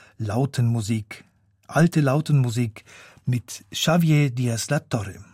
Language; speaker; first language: German; native; German